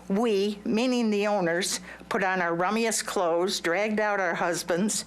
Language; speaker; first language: English; native; English